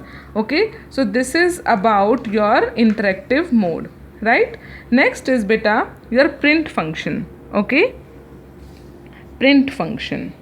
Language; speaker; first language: English; non-native, local second language; Hindi